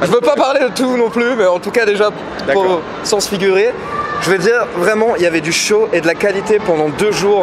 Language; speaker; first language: French; native; French